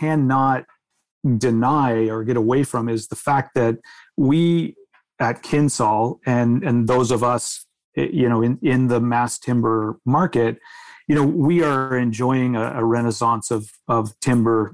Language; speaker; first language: English; native; English